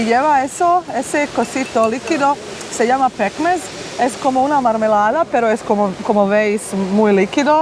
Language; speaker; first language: Spanish; non-native, fluent; Bosnian